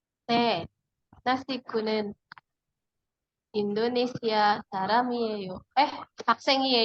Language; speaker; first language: Korean; non-native, learner; Indonesian